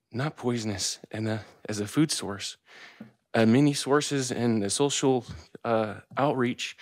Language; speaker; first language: English; early bilingual, other home language; Spanish